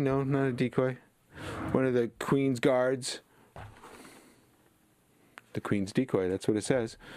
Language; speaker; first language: English; native; English